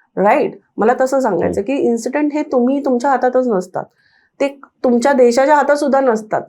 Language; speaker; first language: Marathi; native; Marathi